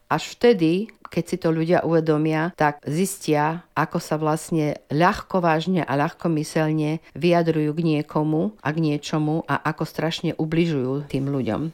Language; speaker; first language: Slovak; native; Slovak